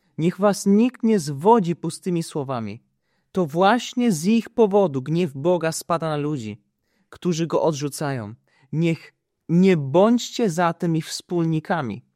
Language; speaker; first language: Polish; native; Polish